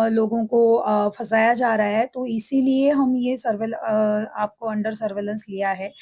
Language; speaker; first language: Hindi; non-native, local second language; Marathi